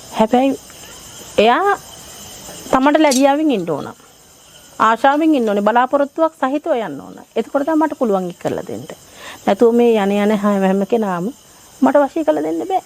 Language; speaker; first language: Sinhala; non-native, local second language; Tamil